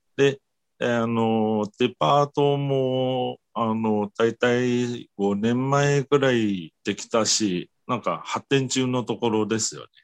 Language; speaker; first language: Japanese; non-native, learner; Chinese